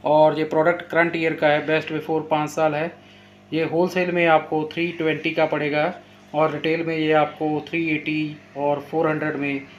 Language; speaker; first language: Hindi; non-native, local second language; Punjabi